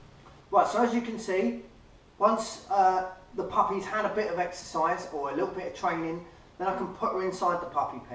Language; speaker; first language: English; native; English